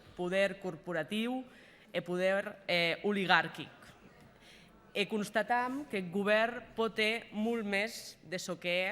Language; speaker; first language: Catalan; non-native, local second language; Occitan